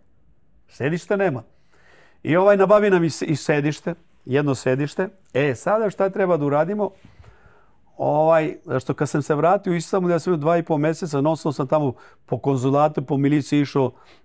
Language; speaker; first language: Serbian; early bilingual, heritage; Croatian